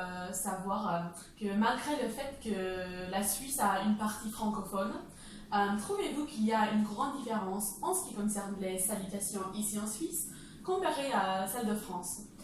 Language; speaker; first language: French; non-native, fluent; English